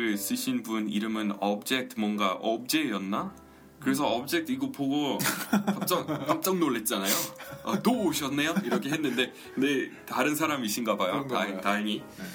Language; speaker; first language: Korean; non-native, fluent; English